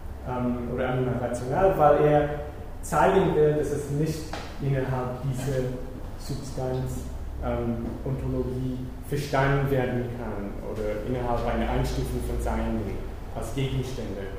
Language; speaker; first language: German; non-native, fluent; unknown